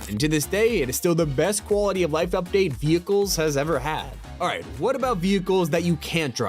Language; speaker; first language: English; native; English